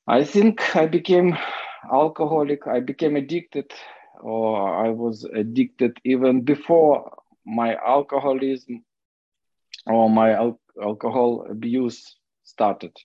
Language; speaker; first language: English; non-native, fluent; Ukrainian